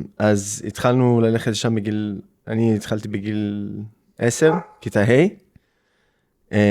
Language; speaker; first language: Hebrew; early bilingual, heritage; English